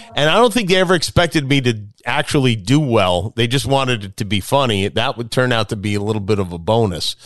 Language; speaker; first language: English; native; English